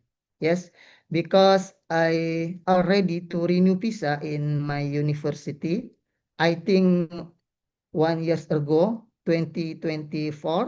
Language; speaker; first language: English; non-native, learner; Indonesian